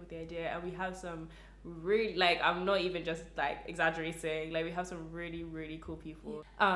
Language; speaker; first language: English; native; English